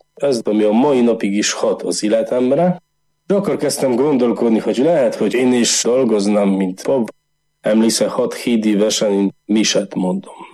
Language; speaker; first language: Hungarian; non-native, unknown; Polish